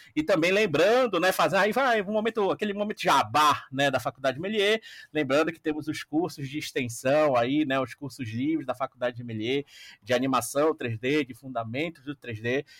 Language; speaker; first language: Portuguese; native; Portuguese